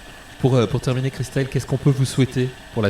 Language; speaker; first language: French; native; French